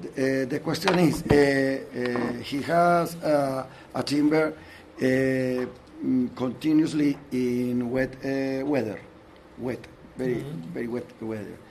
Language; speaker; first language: English; non-native, learner; Spanish